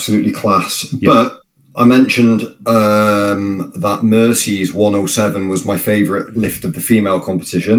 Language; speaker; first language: English; native; English